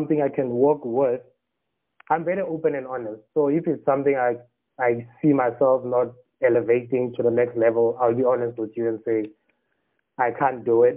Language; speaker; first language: English; non-native, local second language; Tswana